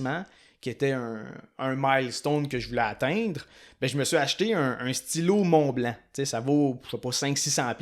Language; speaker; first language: French; native; French